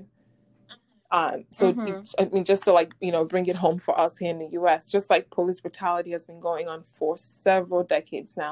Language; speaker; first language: English; non-native, local second language; Igbo